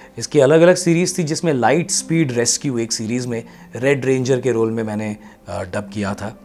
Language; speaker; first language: Hindi; non-native, local second language; Gujarati